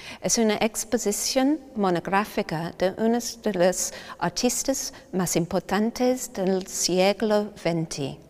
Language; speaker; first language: Spanish; non-native, learner; English